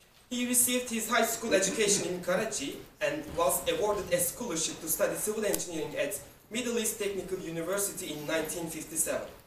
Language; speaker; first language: English; non-native, fluent; Turkish